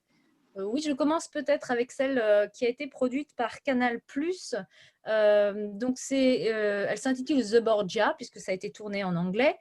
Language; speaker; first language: French; native; French